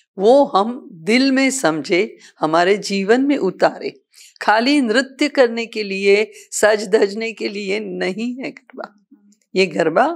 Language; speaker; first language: Hindi; non-native, local second language; Gujarati